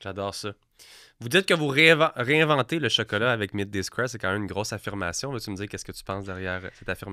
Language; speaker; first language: French; native; French